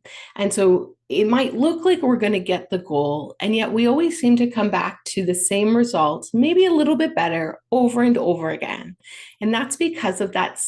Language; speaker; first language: English; native; English